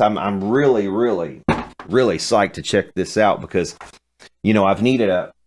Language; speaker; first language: English; native; English